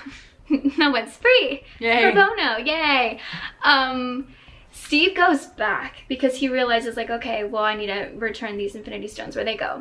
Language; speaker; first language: English; native; English